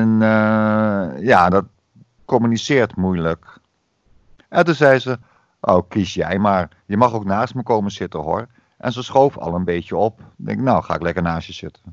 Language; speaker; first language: Dutch; native; Dutch